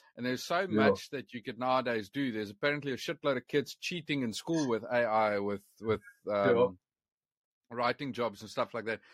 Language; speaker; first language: English; non-native, local second language; Afrikaans